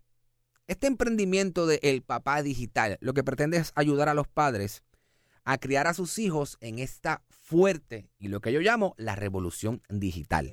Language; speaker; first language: Spanish; native; Spanish